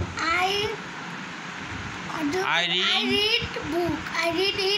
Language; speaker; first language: English; non-native, learner; Bangla